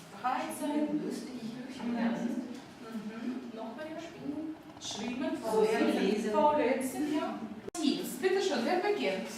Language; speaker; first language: German; non-native, fluent; Ukrainian